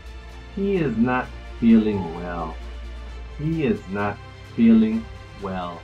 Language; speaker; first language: English; non-native, fluent; Spanish